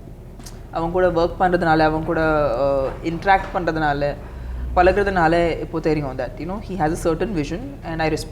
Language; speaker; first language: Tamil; non-native, fluent; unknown